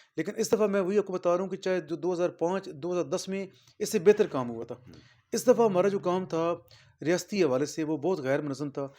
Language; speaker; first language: Urdu; non-native, local second language; Punjabi